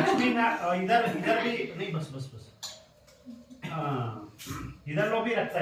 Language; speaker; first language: Hindi; non-native, local second language; Kannada